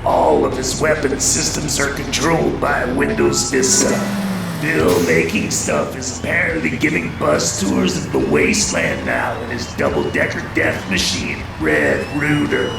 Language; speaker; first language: English; native; English